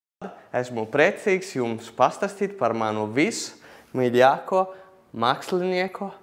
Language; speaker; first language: Latvian; non-native, learner; Italian